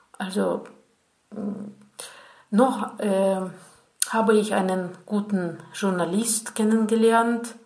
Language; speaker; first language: German; non-native, fluent; Russian